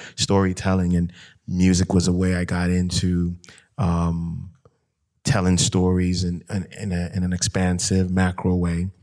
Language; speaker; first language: English; non-native, local second language; Akan